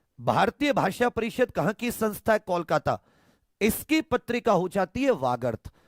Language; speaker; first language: Hindi; native; Hindi